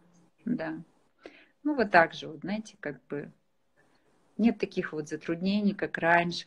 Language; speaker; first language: Russian; native; Russian